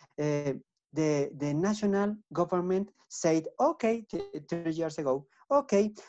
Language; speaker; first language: English; non-native, learner; Spanish